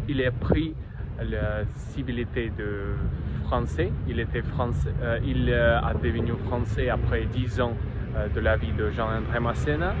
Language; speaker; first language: French; non-native, learner; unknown